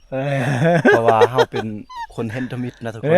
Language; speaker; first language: Thai; non-native, local second language; Lao